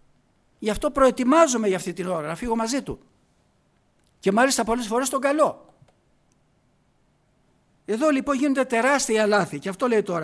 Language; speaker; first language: Greek; native; Greek